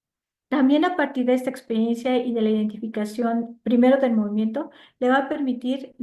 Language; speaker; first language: Spanish; native; Spanish